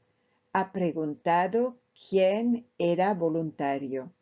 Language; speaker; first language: Spanish; non-native, fluent; French